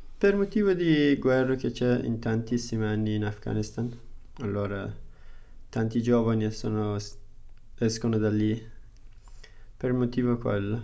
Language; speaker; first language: Italian; non-native, learner; Persian